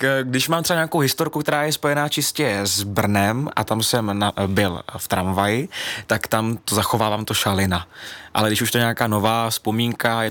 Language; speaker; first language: Czech; native; Czech